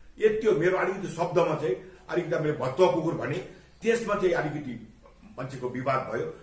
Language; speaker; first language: Nepali; native; Nepali